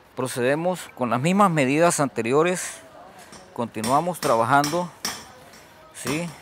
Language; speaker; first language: Spanish; native; Spanish